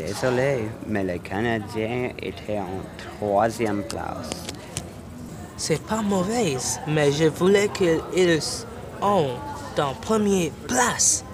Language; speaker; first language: French; non-native, learner; English